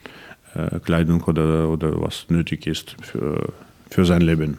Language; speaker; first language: German; non-native, learner; Russian